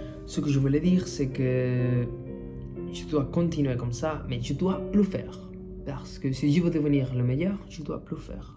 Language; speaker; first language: French; non-native, learner; Spanish